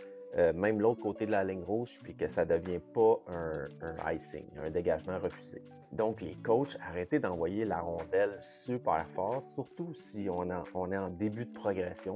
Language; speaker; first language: French; native; French